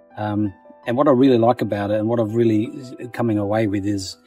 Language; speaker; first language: English; native; English